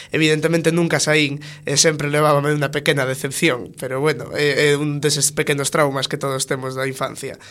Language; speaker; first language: Galician; non-native, local second language; Spanish